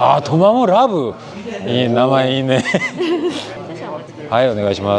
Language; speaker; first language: Japanese; non-native, learner; Korean